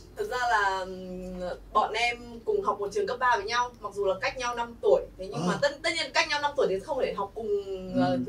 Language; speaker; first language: Vietnamese; native; Vietnamese